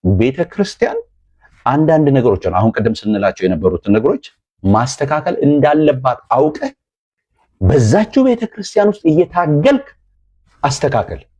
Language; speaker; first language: Amharic; native; Amharic